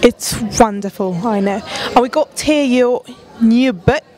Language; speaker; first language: English; non-native, fluent; Spanish